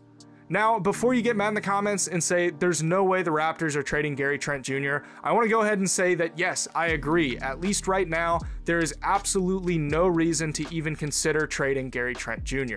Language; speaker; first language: English; native; English